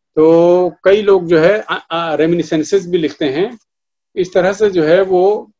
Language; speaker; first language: Hindi; native; Hindi